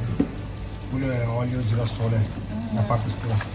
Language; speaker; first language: Italian; native; Italian